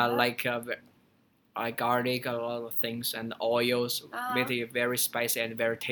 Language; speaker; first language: English; non-native, learner; Chinese